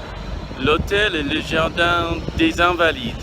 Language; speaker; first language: French; non-native, fluent; English